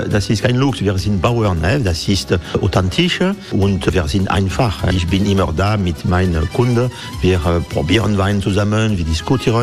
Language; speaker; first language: German; non-native, learner; French